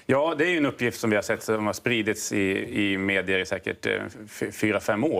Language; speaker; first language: Swedish; native; Swedish